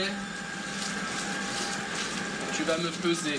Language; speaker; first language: French; native; French